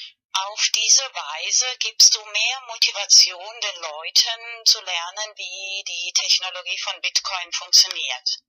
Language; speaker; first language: German; non-native, learner; Spanish